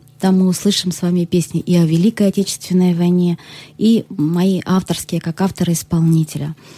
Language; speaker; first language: Russian; native; Russian